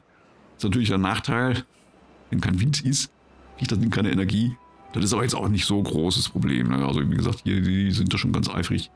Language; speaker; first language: German; native; German